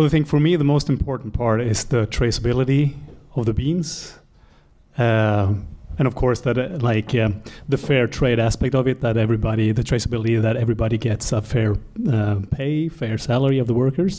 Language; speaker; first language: English; non-native, fluent; Swedish